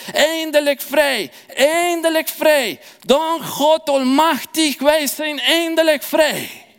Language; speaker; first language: Dutch; non-native, fluent; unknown